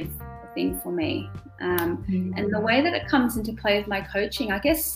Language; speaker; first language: English; non-native, local second language; German